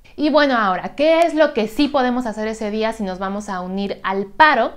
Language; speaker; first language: Spanish; native; Spanish